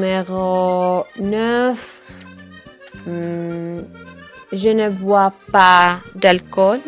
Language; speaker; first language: French; non-native, learner; Arabic